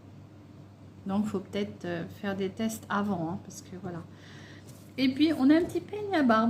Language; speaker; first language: French; native; French